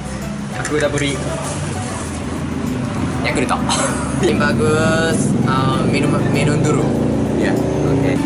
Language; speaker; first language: Indonesian; non-native, learner; Japanese